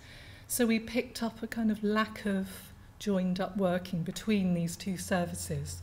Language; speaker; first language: English; native; English